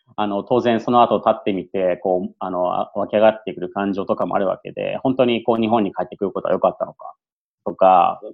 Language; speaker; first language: Japanese; native; Japanese